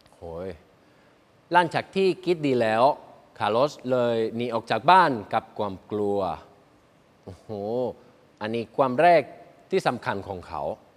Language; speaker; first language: Thai; non-native, learner; Spanish